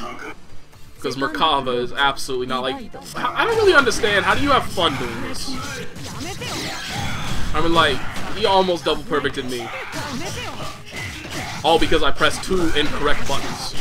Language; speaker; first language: English; native; English